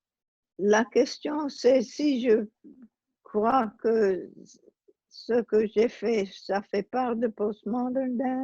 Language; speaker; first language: French; non-native, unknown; Italian